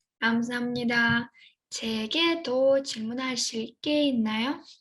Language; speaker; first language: Korean; non-native, fluent; Ukrainian